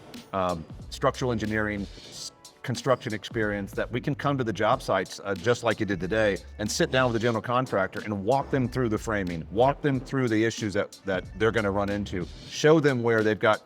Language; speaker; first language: English; native; English